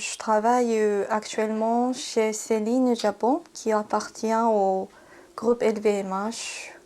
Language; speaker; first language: French; non-native, fluent; Japanese